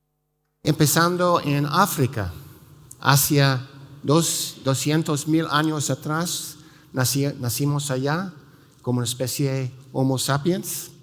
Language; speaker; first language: Spanish; non-native, fluent; English